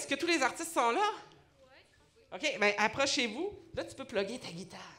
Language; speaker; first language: French; native; French